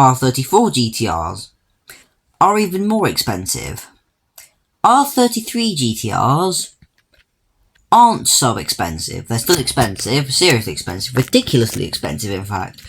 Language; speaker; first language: English; native; English